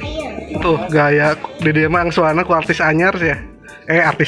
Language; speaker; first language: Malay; non-native, local second language; Sundanese